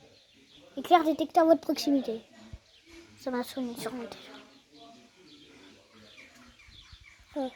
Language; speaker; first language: French; native; French